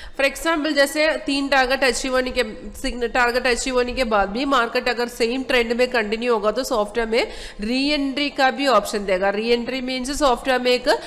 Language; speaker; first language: Hindi; non-native, local second language; Malayalam